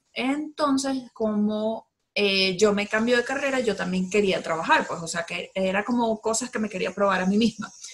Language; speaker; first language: Spanish; native; Spanish